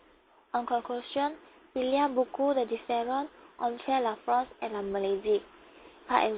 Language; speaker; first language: French; non-native, learner; Malay